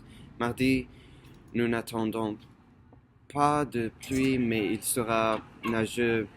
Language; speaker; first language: French; non-native, fluent; English